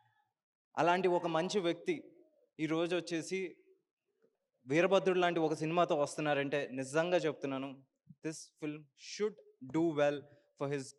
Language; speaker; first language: Telugu; native; Telugu